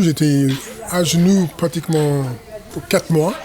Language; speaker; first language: French; non-native, fluent; English